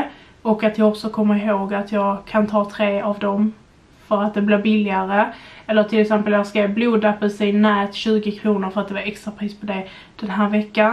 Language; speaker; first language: Swedish; native; Swedish